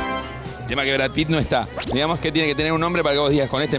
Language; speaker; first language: Spanish; native; Spanish